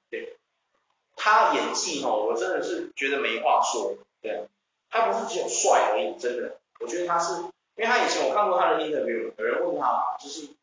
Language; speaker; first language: Chinese; native; Chinese